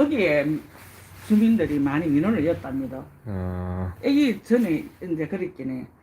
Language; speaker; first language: Korean; native; Korean